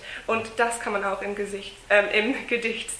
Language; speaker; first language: German; non-native, fluent; English